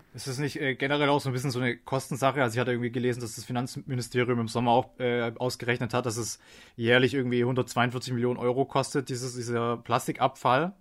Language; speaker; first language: German; native; German